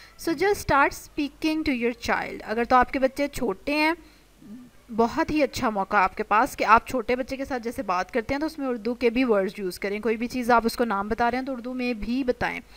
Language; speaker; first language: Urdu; native; Urdu